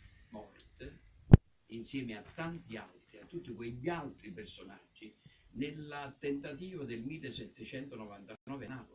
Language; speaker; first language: Italian; native; Italian